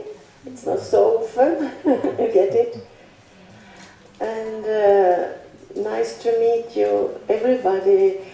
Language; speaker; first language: English; non-native, fluent; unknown